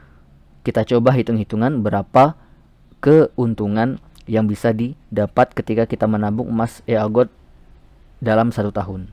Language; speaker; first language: Indonesian; native; Indonesian